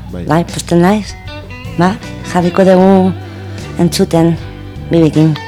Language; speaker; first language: Basque; non-native, local second language; Spanish